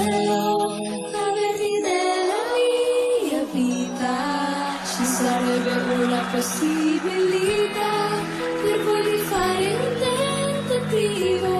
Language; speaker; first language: Italian; non-native, learner; Filipino